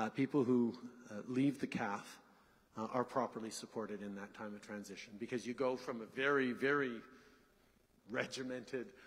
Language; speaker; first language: English; early bilingual, other home language; French